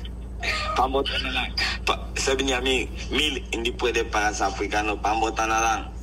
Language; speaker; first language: Filipino; early bilingual, heritage; Spanish